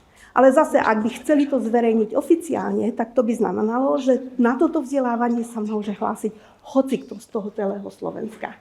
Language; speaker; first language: Slovak; native; Slovak